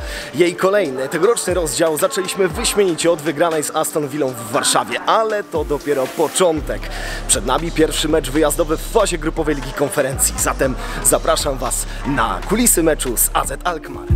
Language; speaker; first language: Polish; native; Polish